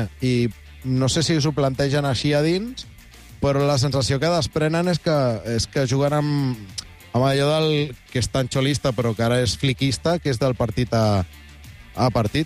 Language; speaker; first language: Catalan; native; Catalan